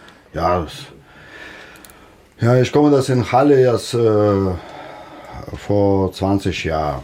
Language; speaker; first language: German; non-native, learner; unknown